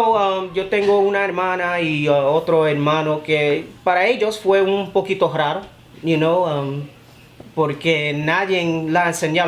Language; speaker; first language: Spanish; early bilingual, heritage; Spanish